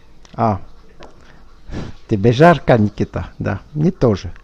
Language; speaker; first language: Russian; non-native, fluent; French